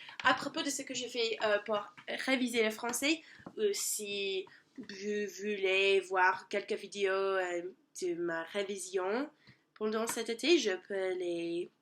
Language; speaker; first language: French; non-native, learner; English